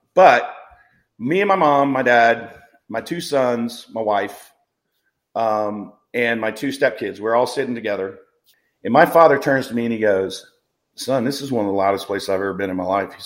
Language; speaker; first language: English; native; English